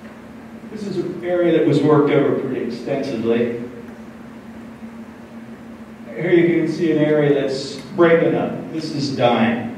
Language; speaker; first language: English; native; English